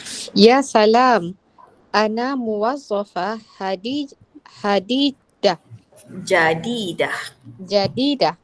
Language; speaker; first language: Arabic; non-native, learner; Malay